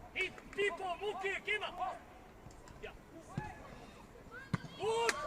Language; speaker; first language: German; native; German